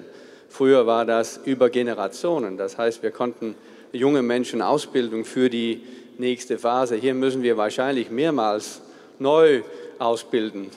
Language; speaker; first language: German; non-native, fluent; Danish